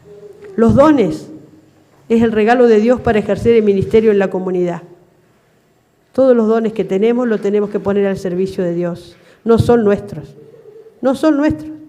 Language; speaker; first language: Spanish; native; Spanish